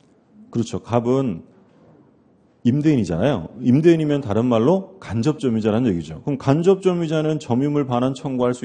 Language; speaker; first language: Korean; native; Korean